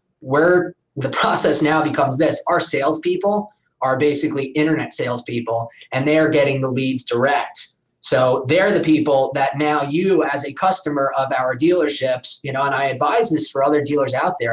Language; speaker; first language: English; native; English